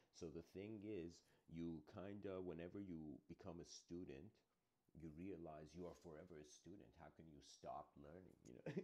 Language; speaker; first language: English; native; English